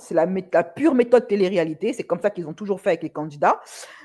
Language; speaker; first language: French; native; French